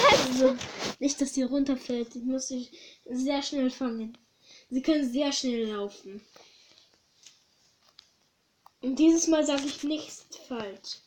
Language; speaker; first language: German; early bilingual, other home language; Hungarian